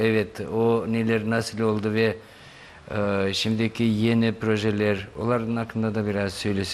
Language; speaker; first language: Turkish; non-native, learner; Bosnian